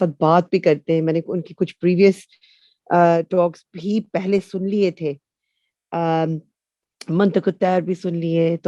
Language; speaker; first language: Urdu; non-native, fluent; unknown